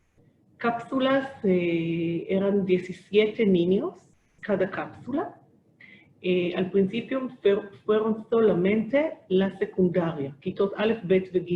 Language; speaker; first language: Spanish; non-native, fluent; Hebrew